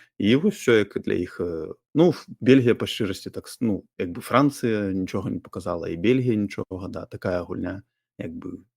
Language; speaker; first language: Belarusian; non-native, local second language; Russian